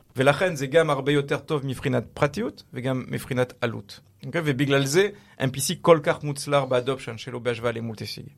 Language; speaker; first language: Hebrew; non-native, fluent; French